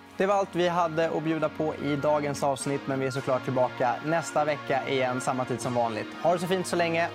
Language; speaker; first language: Swedish; native; Swedish